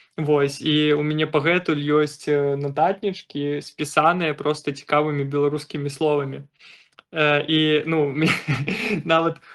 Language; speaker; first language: Belarusian; non-native, local second language; Russian